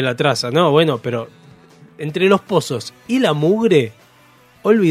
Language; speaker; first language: Spanish; native; Spanish